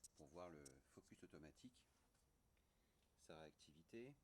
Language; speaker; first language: French; native; French